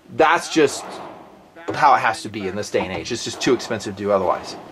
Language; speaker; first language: English; native; English